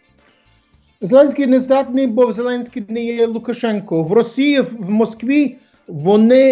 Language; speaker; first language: Ukrainian; early bilingual, heritage; English